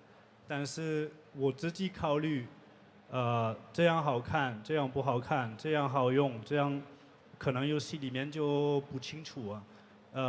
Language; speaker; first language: Chinese; non-native, learner; French